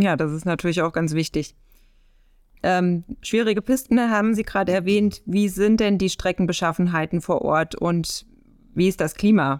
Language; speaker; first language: German; native; German